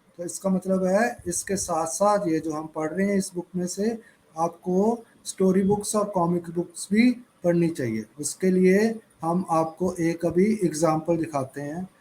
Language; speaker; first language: Hindi; native; Hindi